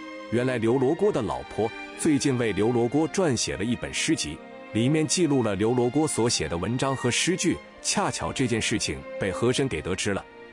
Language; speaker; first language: Chinese; native; Chinese